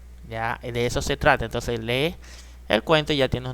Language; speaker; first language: Spanish; native; Spanish